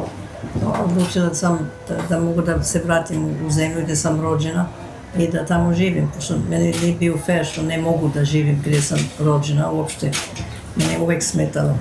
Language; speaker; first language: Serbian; early bilingual, heritage; Serbian